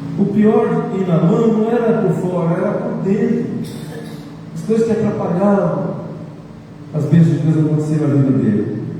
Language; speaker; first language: Portuguese; native; Portuguese